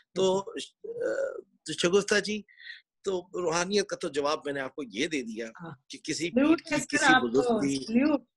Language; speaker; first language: Urdu; native; Urdu